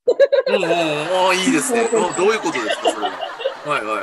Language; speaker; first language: Japanese; native; Japanese